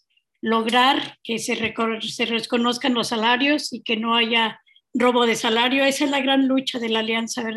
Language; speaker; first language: Spanish; native; Spanish